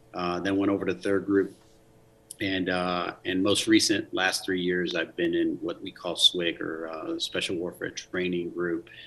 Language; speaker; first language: English; early bilingual, other home language; Spanish